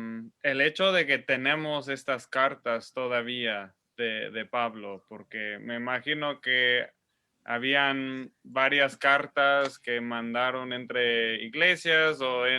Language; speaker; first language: Spanish; non-native, fluent; English